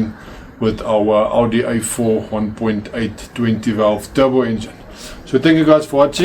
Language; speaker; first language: English; non-native, local second language; Afrikaans